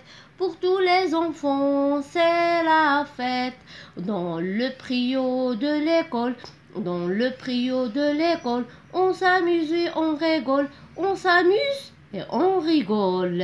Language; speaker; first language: French; non-native, local second language; Arabic